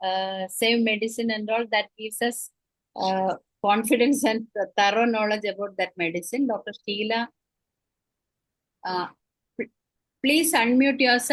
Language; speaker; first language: English; non-native, local second language; Malayalam